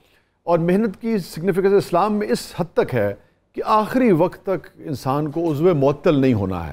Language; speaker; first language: Urdu; native; Urdu